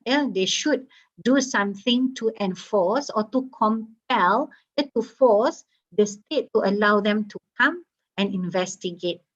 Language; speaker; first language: English; non-native, local second language; Malay